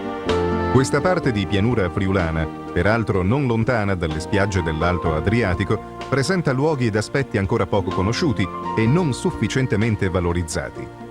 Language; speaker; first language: Italian; native; Italian